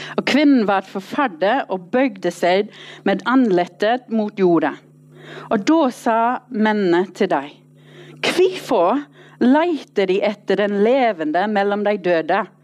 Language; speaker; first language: Norwegian; non-native, fluent; English